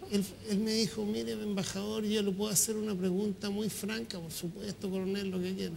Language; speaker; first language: Spanish; native; Spanish